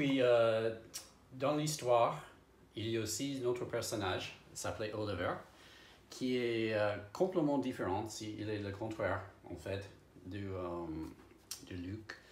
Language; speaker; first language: French; non-native, fluent; English